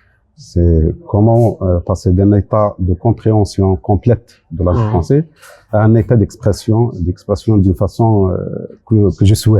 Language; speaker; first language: French; non-native, local second language; Arabic